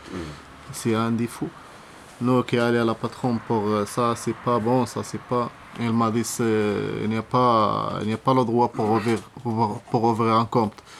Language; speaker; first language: French; non-native, learner; Arabic